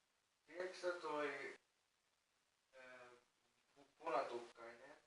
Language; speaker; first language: Finnish; non-native, fluent; Persian